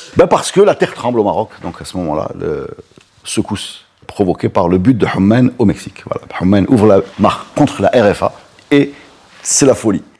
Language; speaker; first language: French; non-native, local second language; Arabic